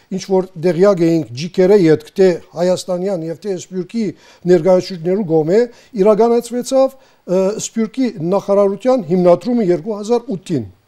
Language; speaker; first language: Armenian; early bilingual, heritage; Armenian